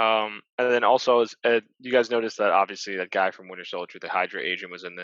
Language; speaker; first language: English; native; English